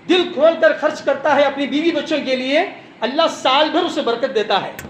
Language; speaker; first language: Hindi; non-native, local second language; Tamil